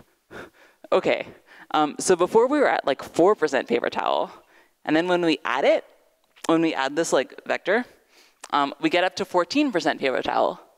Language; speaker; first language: English; native; English